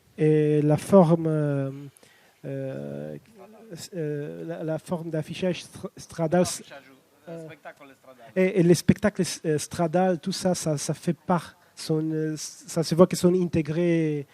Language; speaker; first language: French; non-native, fluent; Romanian